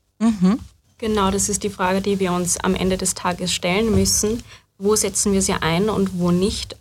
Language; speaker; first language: German; native; German